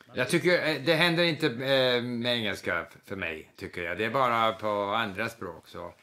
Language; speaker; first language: Swedish; early bilingual, other home language; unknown